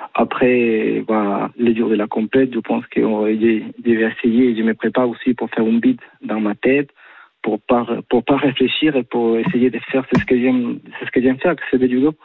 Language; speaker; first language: French; non-native, fluent; Spanish